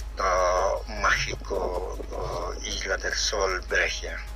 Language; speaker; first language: Spanish; non-native, local second language; Aymara